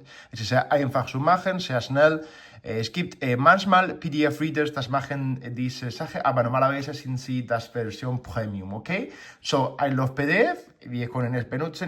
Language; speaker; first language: German; non-native, learner; Spanish